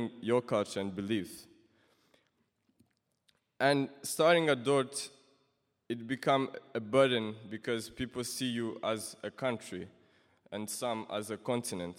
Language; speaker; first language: English; non-native, local second language; Kinyarwanda